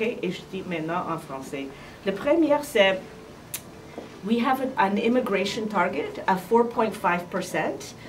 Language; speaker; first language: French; non-native, learner; English